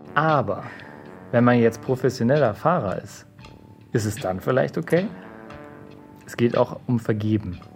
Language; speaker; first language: German; native; German